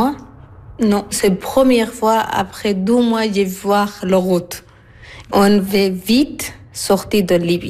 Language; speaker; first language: French; non-native, learner; Arabic